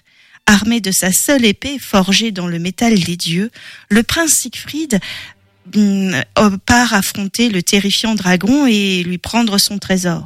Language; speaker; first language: French; native; French